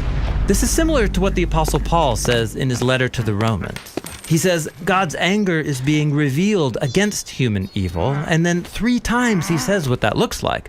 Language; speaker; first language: English; native; English